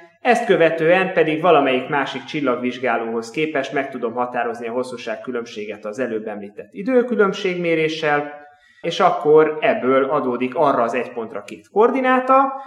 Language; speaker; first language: Hungarian; native; Hungarian